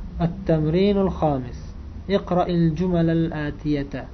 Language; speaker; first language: Arabic; non-native, fluent; Uzbek